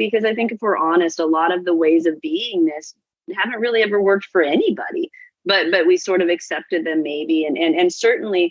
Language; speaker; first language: English; native; English